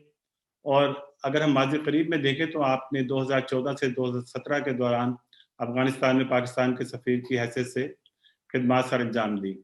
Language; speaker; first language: Urdu; native; Urdu